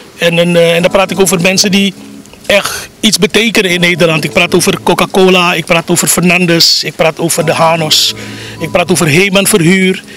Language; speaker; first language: Dutch; native; Dutch